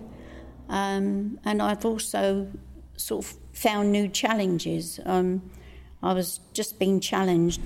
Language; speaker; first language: English; native; English